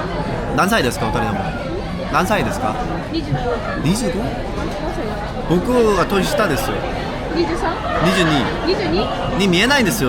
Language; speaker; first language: Japanese; non-native, learner; Korean